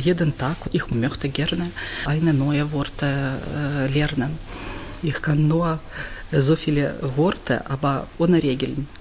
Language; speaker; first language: German; non-native, learner; Ukrainian